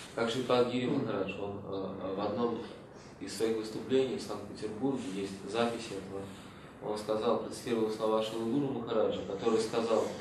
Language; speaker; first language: Russian; native; Russian